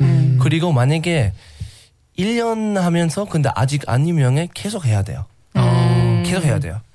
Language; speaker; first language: Korean; non-native, learner; English